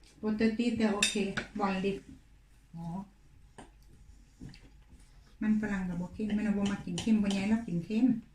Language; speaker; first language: Swedish; non-native, learner; Thai